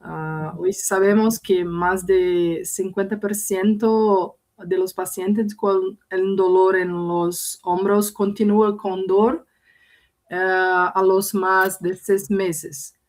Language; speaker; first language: Spanish; non-native, learner; Portuguese